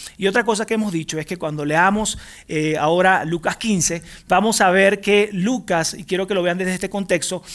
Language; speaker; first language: Spanish; native; Spanish